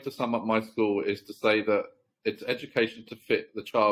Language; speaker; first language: English; native; English